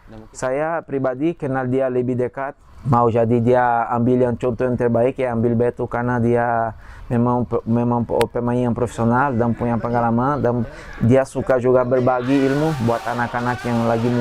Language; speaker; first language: Indonesian; non-native, fluent; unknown